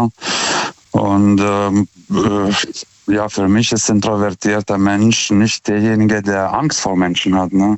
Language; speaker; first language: German; non-native, fluent; Lithuanian